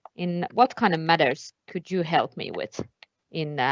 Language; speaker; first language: English; non-native, fluent; Finnish